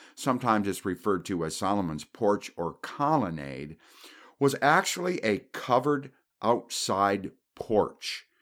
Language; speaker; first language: English; native; English